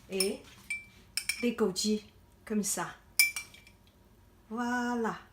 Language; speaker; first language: French; non-native, learner; Chinese